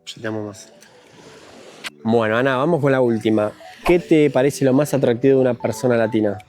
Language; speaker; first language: Spanish; native; Spanish